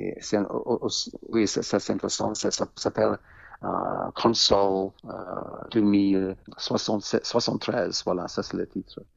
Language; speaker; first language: French; non-native, fluent; English